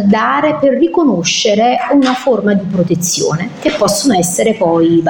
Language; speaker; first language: Italian; native; Italian